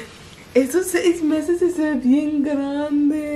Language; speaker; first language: Spanish; early bilingual, heritage; Spanish